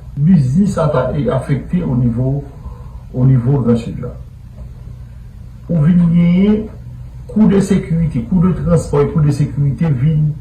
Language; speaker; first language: Haitian Creole; native; Haitian Creole